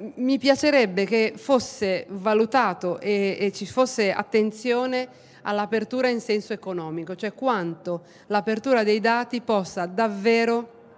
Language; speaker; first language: Italian; native; Italian